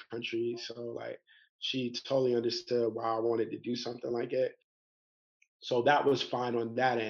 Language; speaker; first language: English; native; English